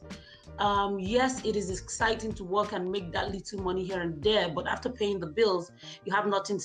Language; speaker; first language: English; non-native, local second language; Igbo